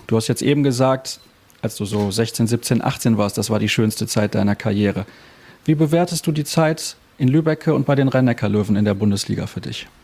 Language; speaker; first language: German; native; German